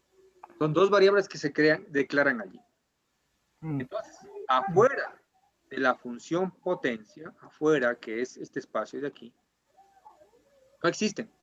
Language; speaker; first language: Spanish; native; Spanish